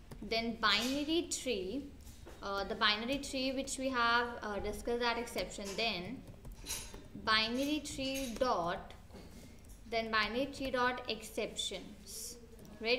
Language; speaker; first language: English; non-native, local second language; Hindi